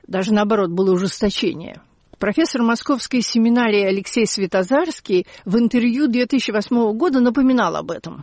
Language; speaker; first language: Russian; native; Russian